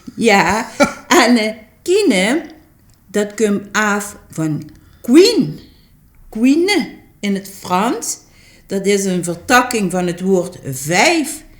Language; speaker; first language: Dutch; native; Dutch